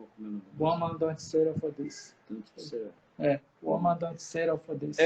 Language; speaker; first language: English; non-native, learner; Portuguese